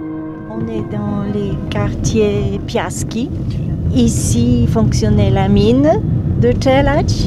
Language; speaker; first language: French; non-native, fluent; Polish